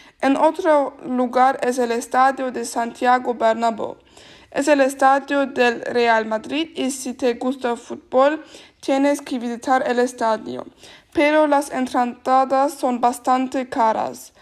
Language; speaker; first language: Spanish; non-native, learner; German